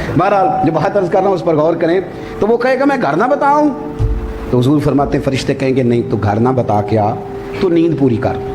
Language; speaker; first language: Urdu; non-native, local second language; Punjabi